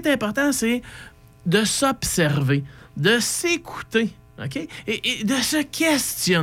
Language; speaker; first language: French; native; French